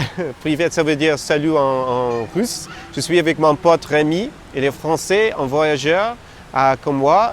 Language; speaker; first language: French; non-native, fluent; English